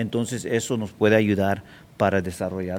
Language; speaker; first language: Spanish; early bilingual, heritage; Spanish